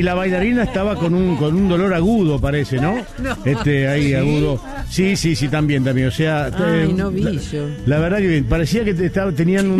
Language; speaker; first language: Spanish; native; Spanish